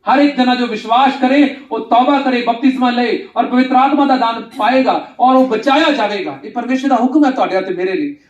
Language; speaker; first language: Hindi; non-native, local second language; Punjabi